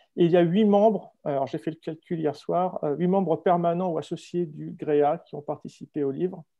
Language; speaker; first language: French; native; French